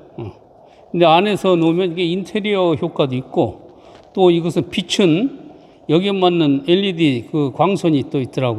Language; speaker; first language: Korean; native; Korean